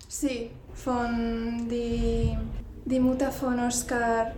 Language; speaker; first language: German; non-native, learner; Spanish